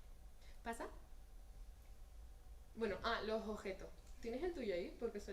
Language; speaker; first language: Spanish; native; Spanish